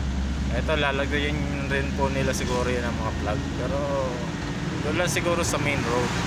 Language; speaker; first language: Filipino; native; Filipino